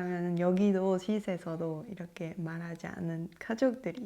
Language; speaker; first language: Korean; non-native, learner; French